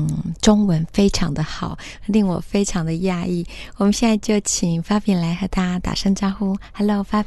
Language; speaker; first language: Chinese; native; Chinese